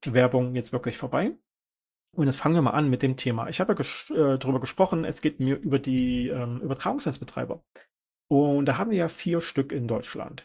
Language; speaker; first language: German; native; German